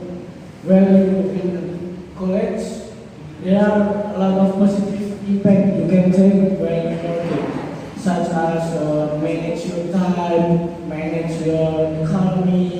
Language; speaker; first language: English; non-native, learner; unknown